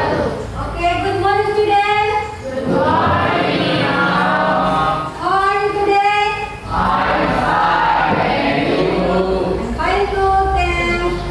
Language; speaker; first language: English; non-native, learner; Indonesian